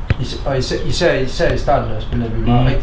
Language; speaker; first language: Danish; native; Danish